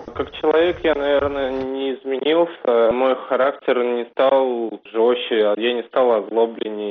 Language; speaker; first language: Russian; native; Russian